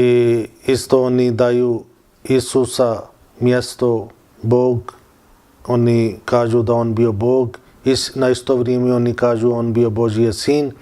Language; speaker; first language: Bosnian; non-native, fluent; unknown